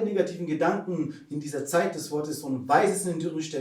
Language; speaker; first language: German; non-native, fluent; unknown